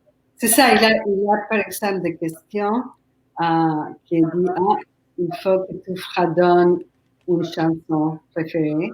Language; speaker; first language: French; non-native, fluent; Spanish